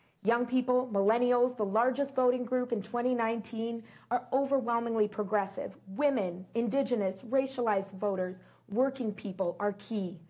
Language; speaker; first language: English; early bilingual, other home language; French